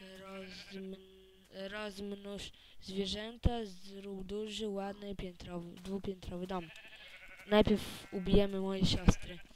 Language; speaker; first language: Polish; native; Polish